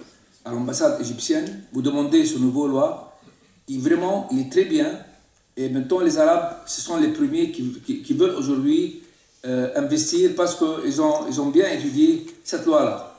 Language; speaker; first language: French; non-native, local second language; Arabic